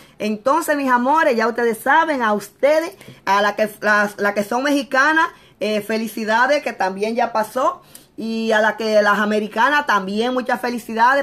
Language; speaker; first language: Spanish; native; Spanish